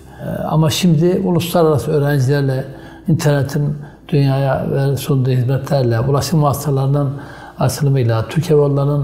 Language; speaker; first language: Turkish; native; Turkish